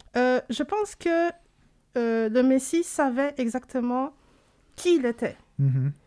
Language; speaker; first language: French; native; French